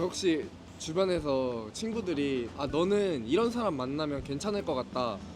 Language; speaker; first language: Korean; native; Korean